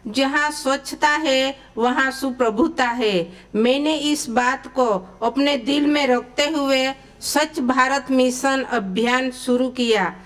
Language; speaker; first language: Hindi; non-native, local second language; Gujarati